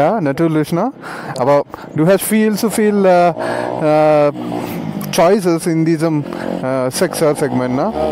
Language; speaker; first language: German; non-native, learner; Telugu